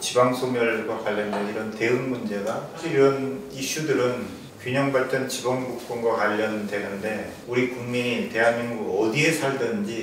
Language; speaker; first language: Korean; native; Korean